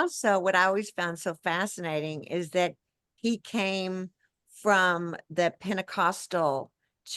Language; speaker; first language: English; native; English